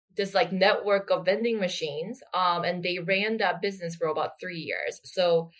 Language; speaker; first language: English; non-native, fluent; Korean